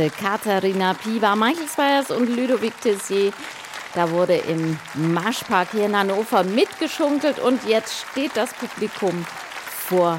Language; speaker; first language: German; native; German